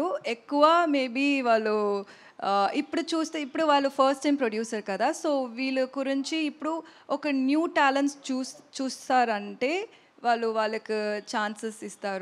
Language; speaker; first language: Telugu; non-native, learner; Tamil